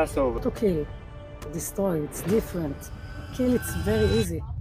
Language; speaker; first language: English; non-native, learner; Hebrew